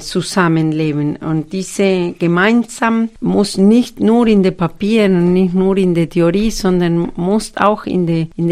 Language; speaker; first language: German; non-native, fluent; Spanish